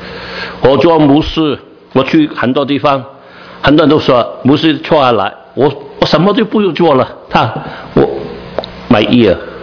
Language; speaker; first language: Chinese; non-native, learner; Cantonese